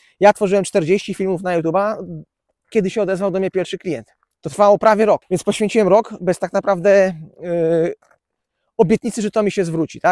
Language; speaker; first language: Polish; native; Polish